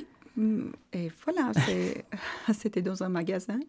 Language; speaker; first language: French; non-native, fluent; Armenian